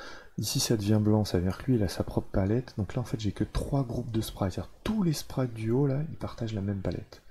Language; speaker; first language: French; native; French